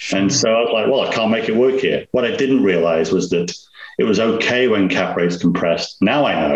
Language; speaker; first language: English; native; English